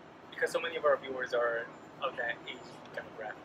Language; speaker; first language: English; early bilingual, other home language; Spanish